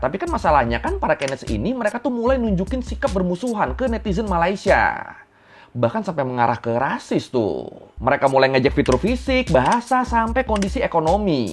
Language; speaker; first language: Indonesian; native; Indonesian